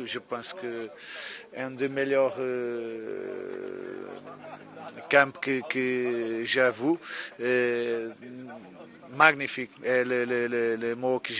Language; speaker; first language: French; non-native, fluent; Portuguese